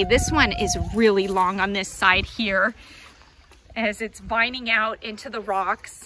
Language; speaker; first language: English; native; English